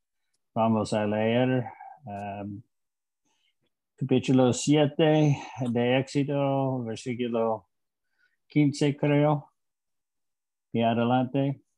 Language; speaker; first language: Spanish; non-native, learner; English